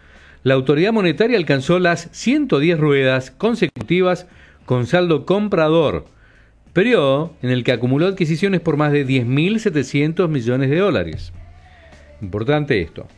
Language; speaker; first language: Spanish; native; Spanish